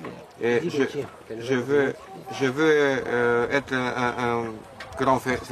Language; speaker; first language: French; non-native, learner; Romanian